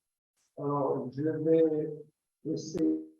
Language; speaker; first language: French; non-native, learner; Italian